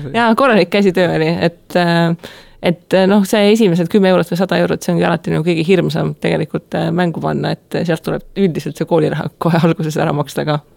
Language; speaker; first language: Estonian; native; Estonian